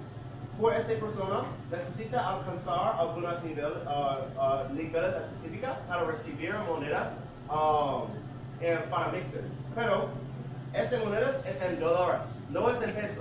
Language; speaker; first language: Spanish; non-native, learner; English